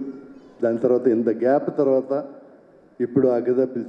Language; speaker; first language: Telugu; non-native, local second language; Malayalam